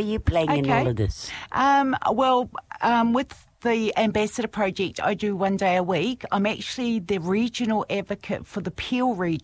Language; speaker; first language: English; native; English